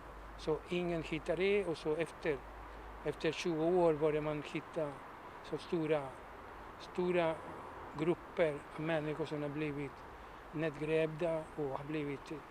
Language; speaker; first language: Swedish; non-native, fluent; Spanish